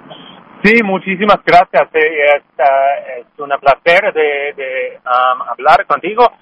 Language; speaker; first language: Spanish; non-native, learner; English